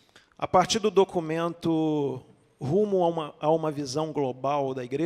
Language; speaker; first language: Portuguese; native; Portuguese